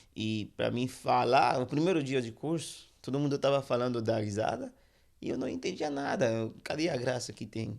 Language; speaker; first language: Portuguese; non-native, fluent; Haitian Creole